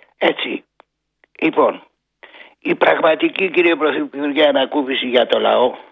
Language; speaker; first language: Greek; native; Greek